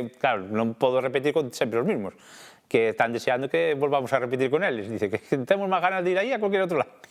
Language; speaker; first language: Galician; non-native, local second language; Spanish